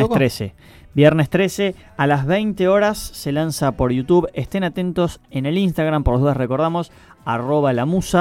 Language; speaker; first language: Spanish; native; Spanish